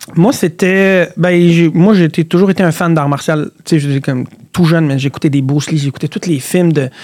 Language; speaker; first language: French; early bilingual, other home language; Arabic